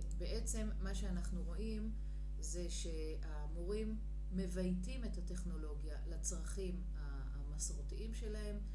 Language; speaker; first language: Hebrew; native; Hebrew